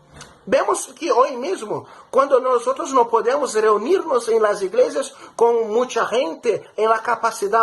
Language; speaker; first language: Spanish; non-native, fluent; Portuguese